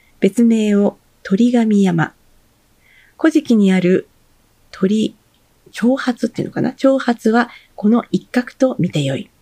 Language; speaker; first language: Japanese; native; Japanese